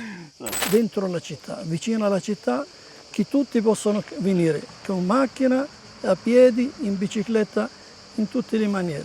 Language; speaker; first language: Italian; non-native, fluent; Arabic